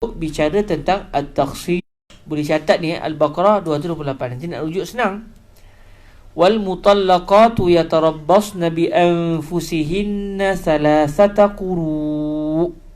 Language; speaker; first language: Malay; native; Malay